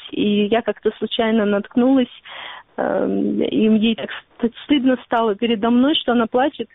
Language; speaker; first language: Russian; non-native, local second language; Ingush